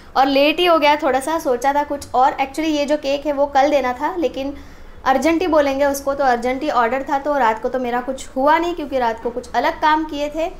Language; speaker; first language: Hindi; non-native, local second language; Marathi